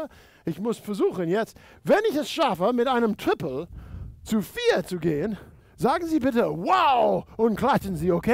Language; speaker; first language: German; non-native, fluent; English